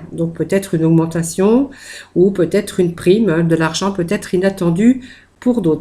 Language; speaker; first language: French; native; French